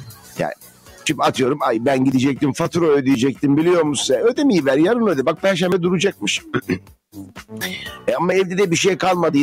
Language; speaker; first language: Turkish; native; Turkish